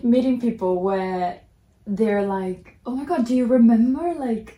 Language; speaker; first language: English; non-native, fluent; Portuguese